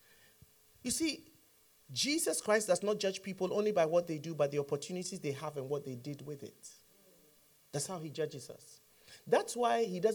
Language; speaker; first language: English; non-native, local second language; Akan